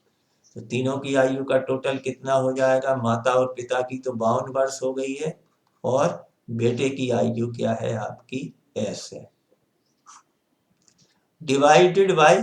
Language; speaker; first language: Hindi; native; Hindi